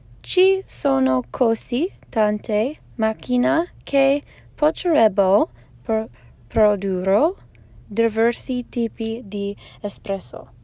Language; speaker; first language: Italian; non-native, learner; English